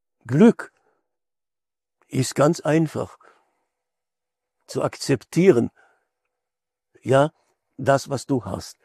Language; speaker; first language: German; non-native, fluent; Hebrew